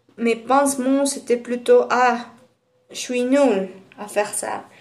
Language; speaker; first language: French; non-native, learner; Spanish